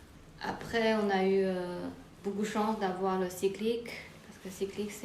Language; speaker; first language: French; non-native, fluent; Chinese